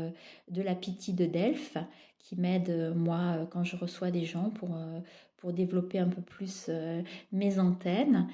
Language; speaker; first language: French; native; French